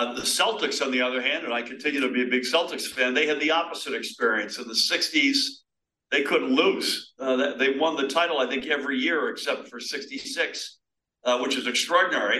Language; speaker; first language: English; native; English